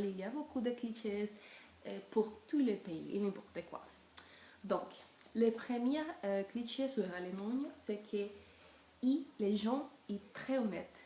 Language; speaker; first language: French; non-native, learner; Spanish